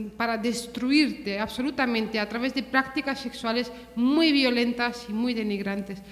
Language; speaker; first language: Spanish; early bilingual, other home language; Romanian